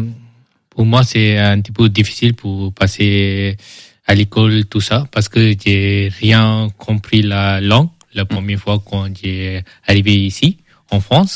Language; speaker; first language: French; early bilingual, other home language; Malay